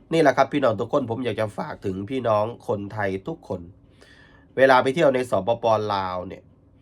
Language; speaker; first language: Thai; native; Thai